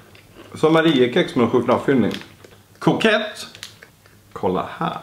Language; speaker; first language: Swedish; native; Swedish